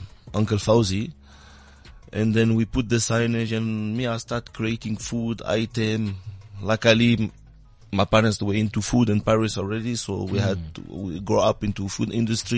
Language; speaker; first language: English; non-native, fluent; French